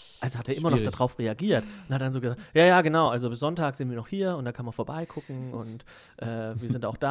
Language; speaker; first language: German; native; German